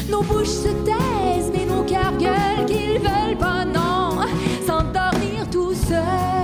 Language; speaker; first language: French; native; French